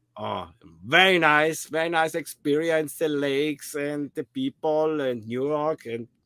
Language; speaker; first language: English; non-native, fluent; German